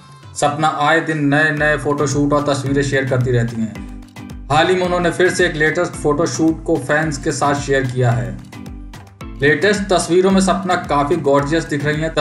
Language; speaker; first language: Hindi; native; Hindi